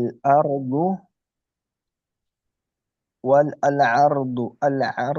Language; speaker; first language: Arabic; non-native, learner; Indonesian